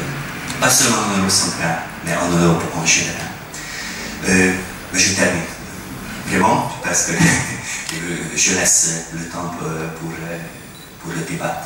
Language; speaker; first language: French; non-native, fluent; Hungarian